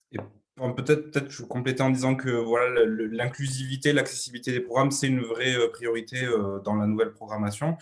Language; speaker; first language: French; native; French